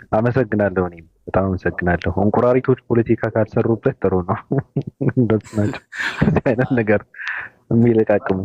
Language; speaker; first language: Amharic; native; Amharic